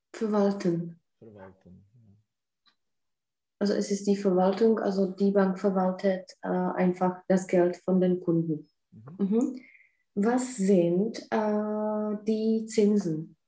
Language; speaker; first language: German; non-native, fluent; Czech